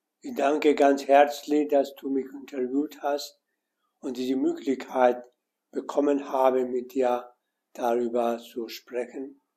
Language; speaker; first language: German; non-native, learner; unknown